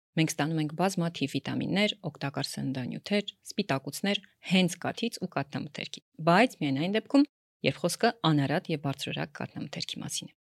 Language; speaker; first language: Armenian; native; Armenian